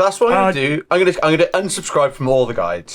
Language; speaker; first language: English; native; English